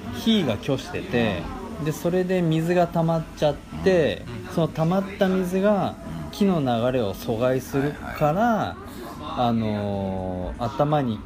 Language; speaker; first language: Japanese; native; Japanese